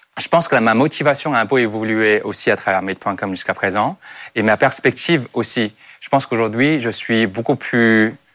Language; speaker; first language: French; non-native, fluent; Chinese